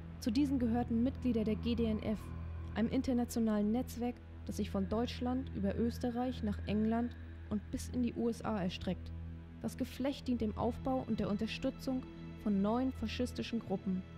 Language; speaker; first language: German; native; German